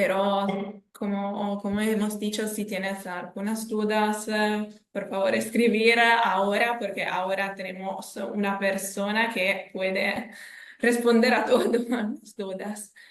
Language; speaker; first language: Spanish; non-native, fluent; Italian